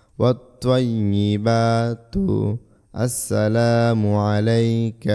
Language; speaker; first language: Arabic; non-native, learner; Bangla